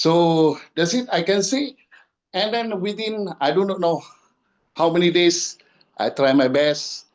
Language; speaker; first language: English; non-native, fluent; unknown